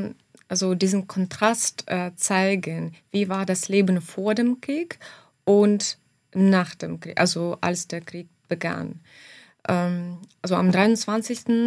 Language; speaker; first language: German; non-native, fluent; Ukrainian